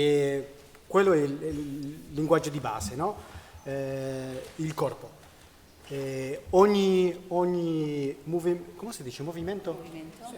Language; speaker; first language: Italian; non-native, learner; Spanish